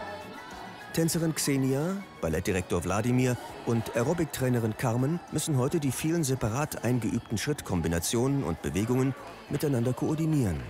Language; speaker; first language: German; native; German